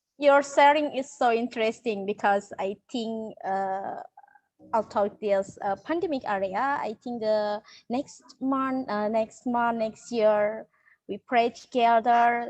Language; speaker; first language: English; non-native, learner; Indonesian